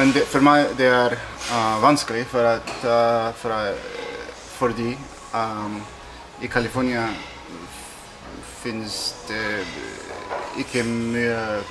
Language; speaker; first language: Norwegian; non-native, learner; English